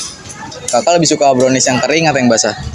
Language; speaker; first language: Indonesian; native; Indonesian